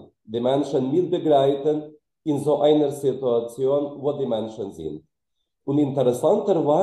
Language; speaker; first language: German; non-native, fluent; Ukrainian